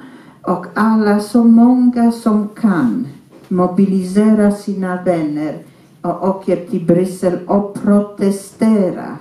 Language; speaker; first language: Swedish; non-native, fluent; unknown